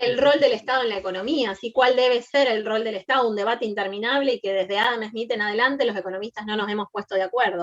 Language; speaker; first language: Spanish; native; Spanish